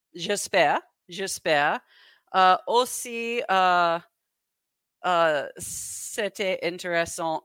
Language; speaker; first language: French; non-native, learner; English